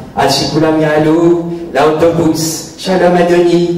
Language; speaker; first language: Hebrew; non-native, fluent; French